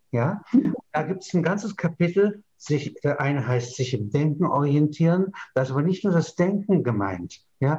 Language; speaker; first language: German; native; German